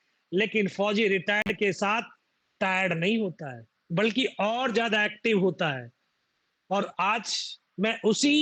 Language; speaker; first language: Hindi; native; Hindi